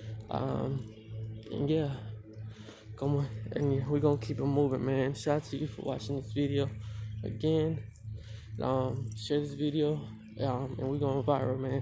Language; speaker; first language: English; early bilingual, other home language; Spanish